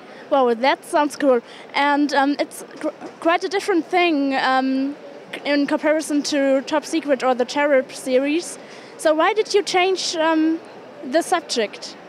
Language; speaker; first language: English; non-native, fluent; German